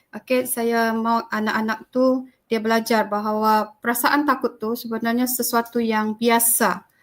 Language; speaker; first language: Malay; native; Malay